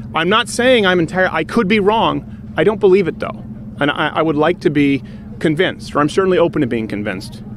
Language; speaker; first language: English; native; English